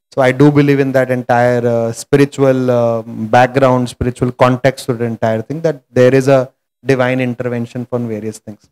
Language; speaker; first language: English; non-native, local second language; Marathi